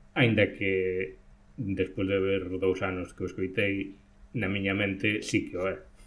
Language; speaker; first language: Galician; non-native, local second language; Spanish